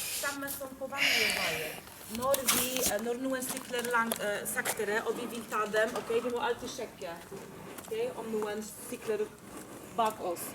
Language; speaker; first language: Norwegian; non-native, fluent; Polish